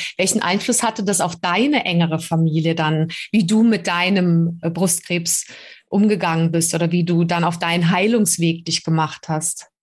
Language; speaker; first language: German; early bilingual, other home language; Czech